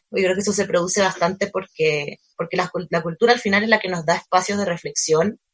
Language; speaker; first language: Spanish; native; Spanish